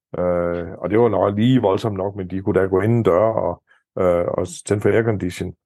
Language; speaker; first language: Danish; native; Danish